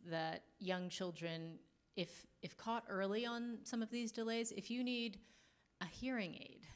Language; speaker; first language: English; native; English